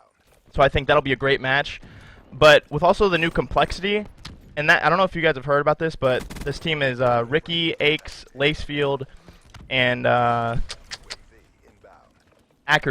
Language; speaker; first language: English; native; English